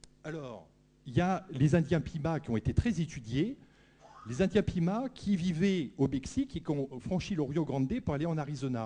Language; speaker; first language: French; native; French